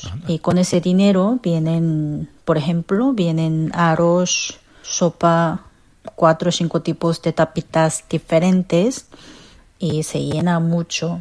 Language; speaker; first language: Spanish; non-native, fluent; Korean